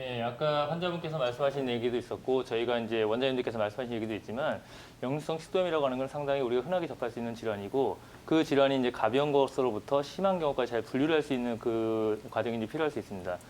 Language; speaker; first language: Korean; native; Korean